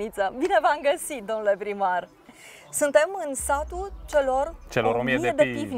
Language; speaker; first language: Romanian; native; Romanian